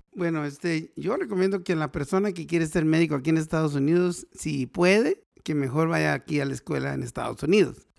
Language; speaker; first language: Spanish; native; Spanish